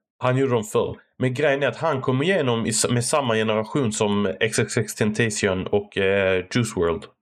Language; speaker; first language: Swedish; early bilingual, other home language; Arabic